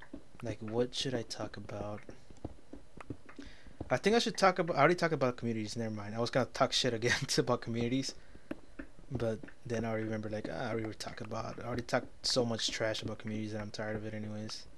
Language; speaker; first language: English; native; English